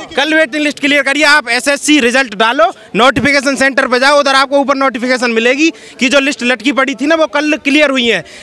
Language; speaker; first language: Hindi; native; Hindi